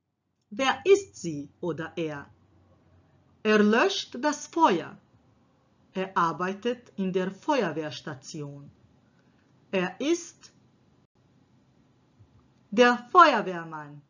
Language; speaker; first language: German; non-native, fluent; Croatian